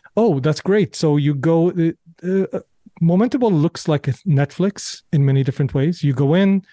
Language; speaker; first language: English; non-native, fluent; Arabic